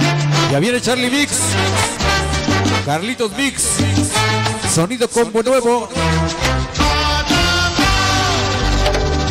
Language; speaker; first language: Spanish; native; Spanish